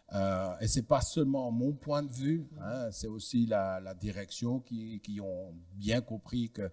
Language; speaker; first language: French; non-native, fluent; Dutch